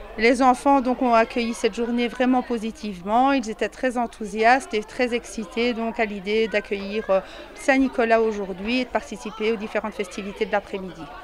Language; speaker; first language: French; native; French